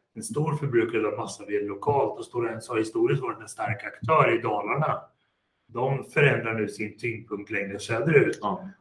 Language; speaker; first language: Swedish; native; Swedish